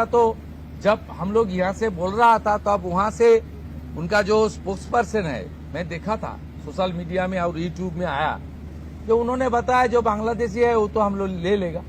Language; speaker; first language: Hindi; non-native, local second language; Bangla